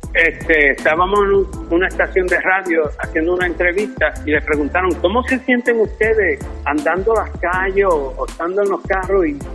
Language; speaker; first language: Spanish; early bilingual, heritage; Spanish